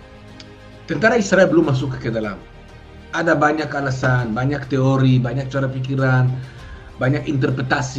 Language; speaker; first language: Indonesian; non-native, fluent; Hebrew